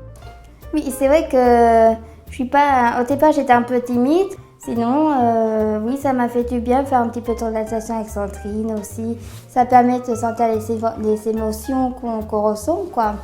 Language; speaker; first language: French; native; French